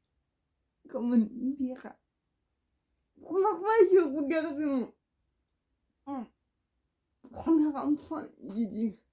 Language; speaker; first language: French; non-native, learner; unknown